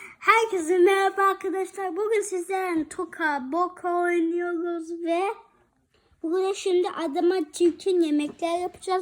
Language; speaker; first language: Turkish; early bilingual, heritage; Turkish